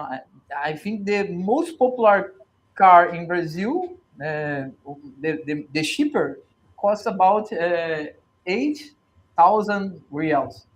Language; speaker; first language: English; non-native, learner; Portuguese